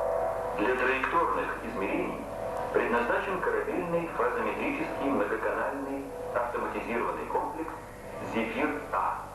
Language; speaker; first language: Russian; native; Russian